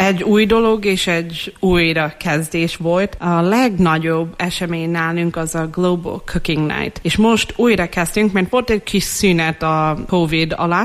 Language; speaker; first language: Hungarian; non-native, fluent; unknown